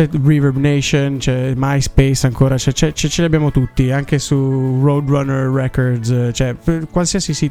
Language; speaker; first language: Italian; native; Italian